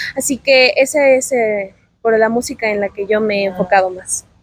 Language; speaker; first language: Spanish; native; Spanish